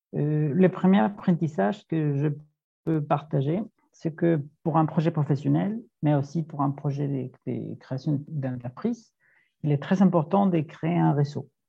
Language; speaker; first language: French; non-native, fluent; Spanish